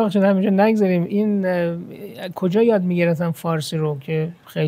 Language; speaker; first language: Persian; native; Persian